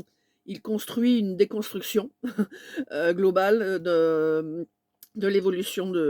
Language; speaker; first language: French; native; French